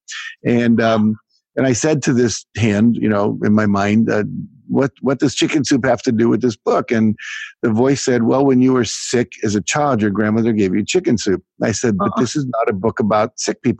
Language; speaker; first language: English; native; English